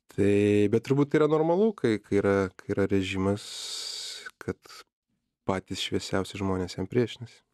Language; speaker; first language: Lithuanian; native; Lithuanian